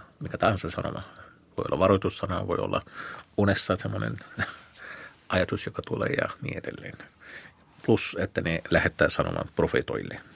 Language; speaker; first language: Finnish; non-native, fluent; Arabic